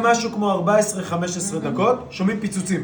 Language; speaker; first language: Hebrew; native; Hebrew